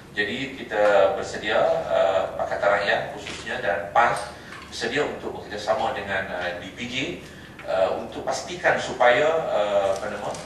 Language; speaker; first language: Malay; native; Malay